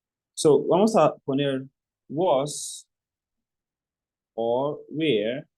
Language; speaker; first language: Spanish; non-native, fluent; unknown